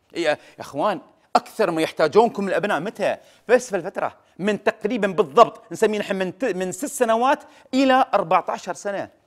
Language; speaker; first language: Arabic; native; Arabic